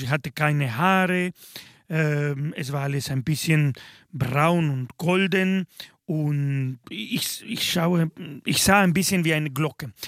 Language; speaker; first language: German; non-native, fluent; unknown